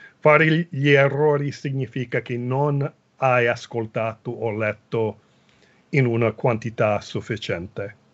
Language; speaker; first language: Italian; non-native, fluent; English